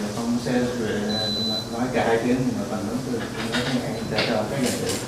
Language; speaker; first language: Vietnamese; early bilingual, heritage; Vietnamese